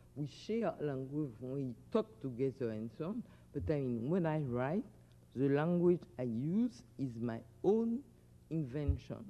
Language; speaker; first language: English; non-native, fluent; French